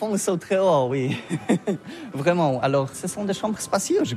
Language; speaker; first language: French; non-native, learner; Polish